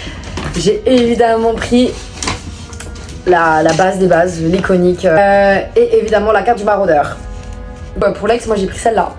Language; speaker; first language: French; native; French